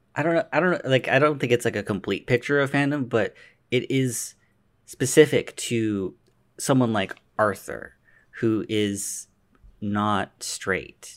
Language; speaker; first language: English; native; English